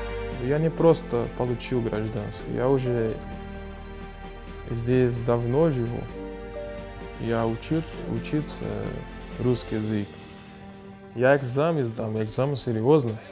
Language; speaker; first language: Russian; non-native, fluent; Portuguese